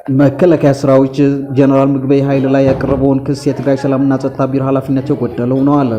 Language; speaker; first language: Amharic; native; Amharic